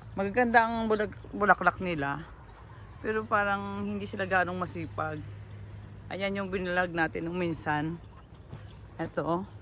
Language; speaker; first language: Filipino; native; Filipino